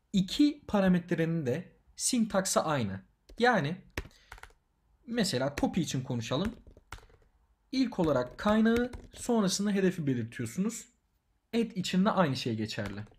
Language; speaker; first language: Turkish; native; Turkish